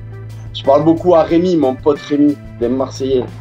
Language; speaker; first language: French; native; French